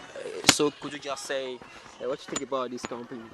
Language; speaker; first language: English; non-native, learner; French